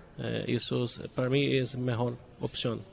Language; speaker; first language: Spanish; non-native, learner; Portuguese